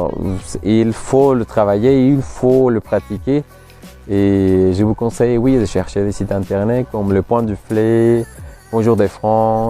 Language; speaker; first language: French; non-native, fluent; Spanish